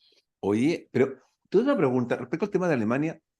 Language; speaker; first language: Spanish; native; Spanish